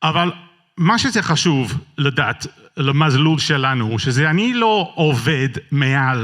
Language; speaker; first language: Hebrew; non-native, learner; English